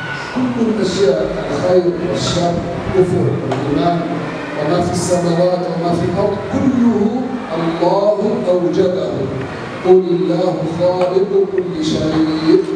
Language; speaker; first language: Arabic; native; Arabic